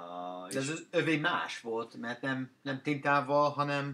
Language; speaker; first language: Hungarian; non-native, learner; English